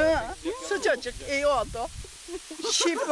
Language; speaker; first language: Turkish; native; Turkish